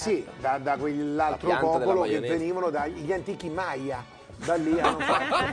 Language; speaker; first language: Italian; native; Italian